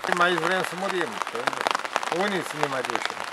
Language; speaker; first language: Romanian; native; Romanian